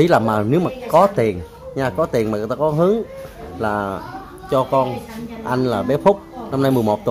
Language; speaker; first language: Vietnamese; native; Vietnamese